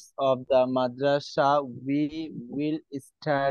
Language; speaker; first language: English; non-native, learner; Bangla